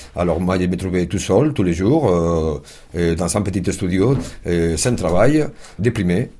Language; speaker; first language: French; non-native, fluent; Spanish